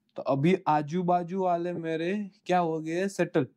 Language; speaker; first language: Hindi; non-native, local second language; Gujarati